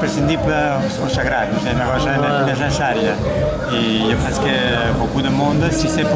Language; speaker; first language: French; non-native, learner; Catalan